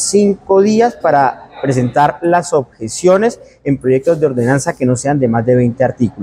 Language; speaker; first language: Spanish; native; Spanish